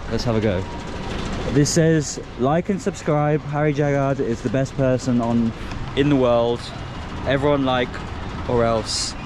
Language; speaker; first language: English; native; English